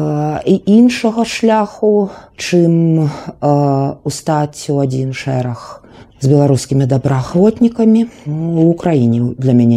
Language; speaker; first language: Belarusian; non-native, local second language; Russian